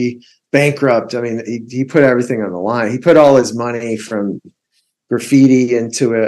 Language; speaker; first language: English; native; English